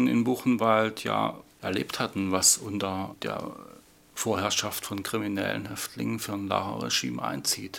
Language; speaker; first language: German; native; German